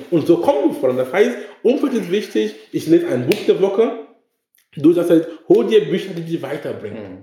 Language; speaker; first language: German; non-native, fluent; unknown